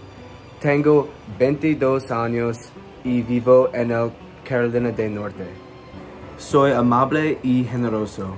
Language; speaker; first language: Spanish; non-native, learner; English